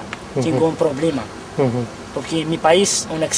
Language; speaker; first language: Spanish; non-native, learner; Kabyle